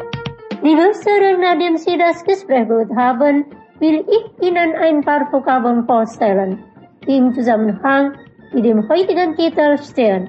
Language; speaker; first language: German; non-native, fluent; Indonesian